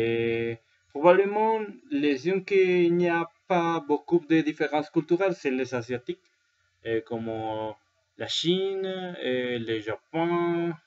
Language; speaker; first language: French; non-native, learner; Spanish